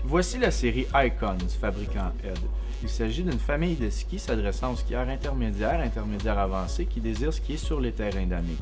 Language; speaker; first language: French; native; French